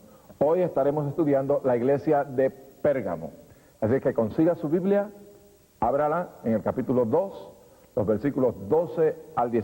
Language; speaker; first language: Spanish; native; Spanish